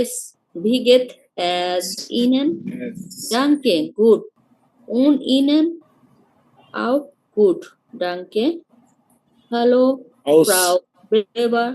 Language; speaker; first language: German; non-native, learner; Bangla